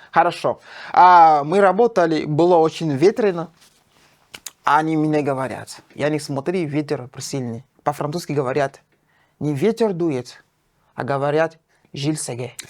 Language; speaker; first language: Russian; non-native, fluent; French